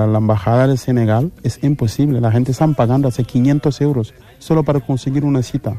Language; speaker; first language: Spanish; non-native, fluent; Wolof